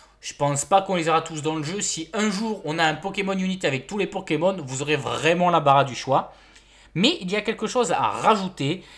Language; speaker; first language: French; native; French